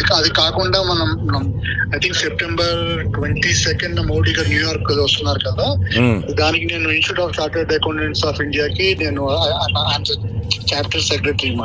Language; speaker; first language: Telugu; native; Telugu